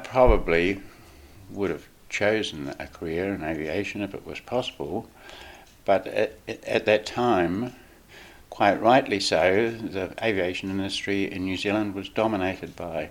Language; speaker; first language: English; native; English